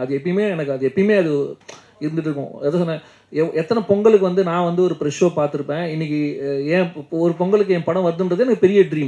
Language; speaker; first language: Tamil; native; Tamil